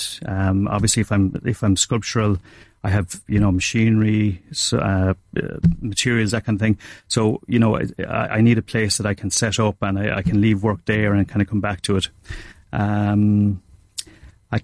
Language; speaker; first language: English; native; English